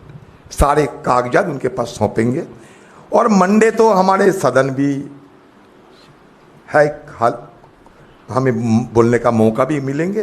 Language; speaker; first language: Hindi; non-native, local second language; Bangla